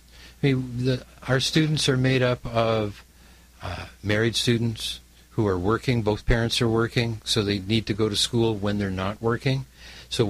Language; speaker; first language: English; native; English